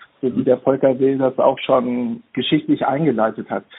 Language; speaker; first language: German; native; German